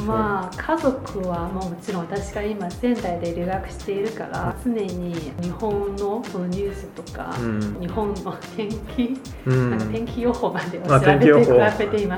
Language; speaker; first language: Japanese; non-native, fluent; Chinese